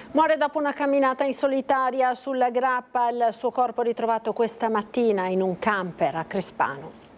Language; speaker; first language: Italian; native; Italian